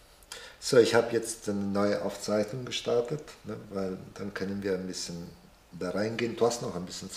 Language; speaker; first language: German; non-native, fluent; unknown